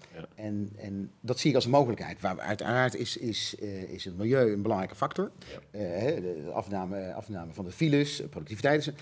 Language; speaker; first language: Dutch; native; Dutch